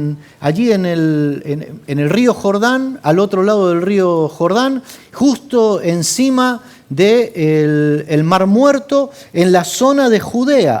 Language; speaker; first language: Spanish; native; Spanish